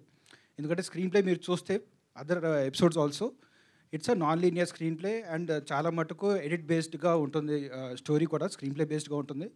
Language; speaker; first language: Telugu; native; Telugu